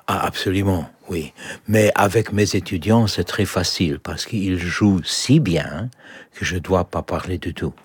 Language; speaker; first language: French; non-native, fluent; English